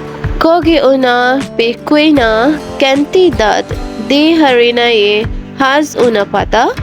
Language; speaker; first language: Spanish; non-native, learner; Urdu